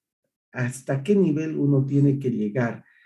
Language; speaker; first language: Spanish; native; Spanish